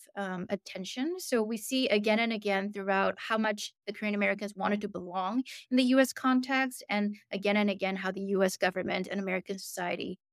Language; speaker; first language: English; early bilingual, other home language; Korean